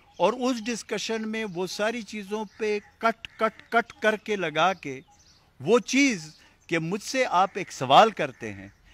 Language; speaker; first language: Urdu; non-native, local second language; Pashto